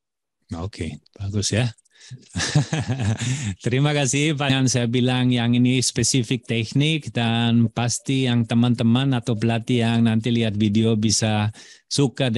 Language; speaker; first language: Indonesian; non-native, fluent; German